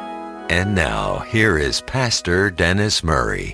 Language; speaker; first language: English; native; English